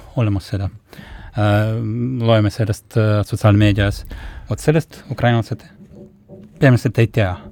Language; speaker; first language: Estonian; non-native, local second language; Russian